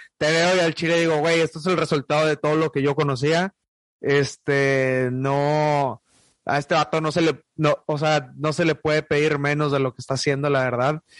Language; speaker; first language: Spanish; native; Spanish